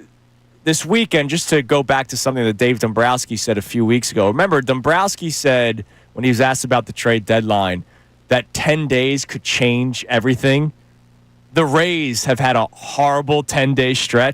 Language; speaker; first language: English; native; English